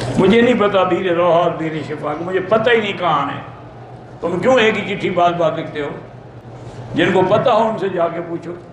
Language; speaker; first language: Urdu; native; Urdu